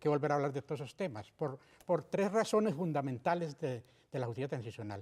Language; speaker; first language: Spanish; native; Spanish